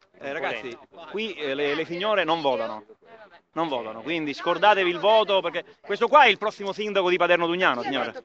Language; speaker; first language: Italian; native; Italian